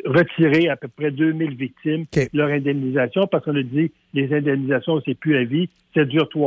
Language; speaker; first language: French; native; French